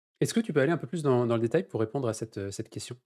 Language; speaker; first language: French; native; French